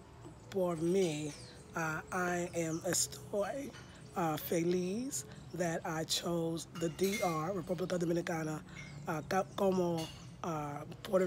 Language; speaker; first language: Spanish; non-native, learner; English